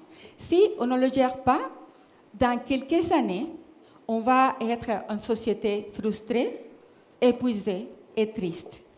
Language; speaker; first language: French; non-native, fluent; Spanish